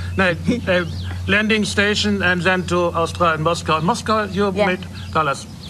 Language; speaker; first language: English; non-native, learner; German